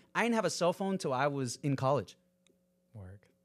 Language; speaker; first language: English; early bilingual, other home language; Spanish